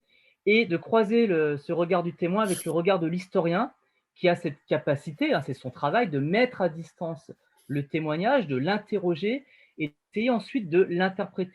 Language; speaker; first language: French; native; French